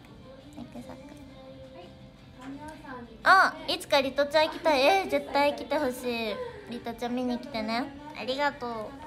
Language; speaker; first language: Japanese; native; Japanese